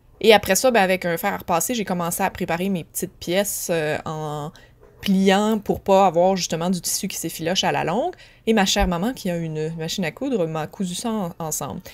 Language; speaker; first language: French; native; French